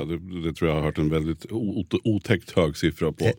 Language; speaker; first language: Swedish; native; Swedish